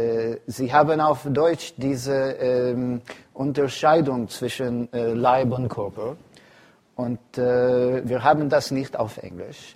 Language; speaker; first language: German; non-native, fluent; English